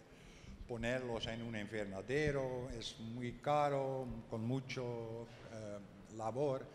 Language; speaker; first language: Spanish; non-native, learner; Dutch